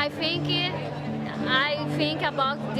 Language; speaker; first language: English; non-native, learner; Portuguese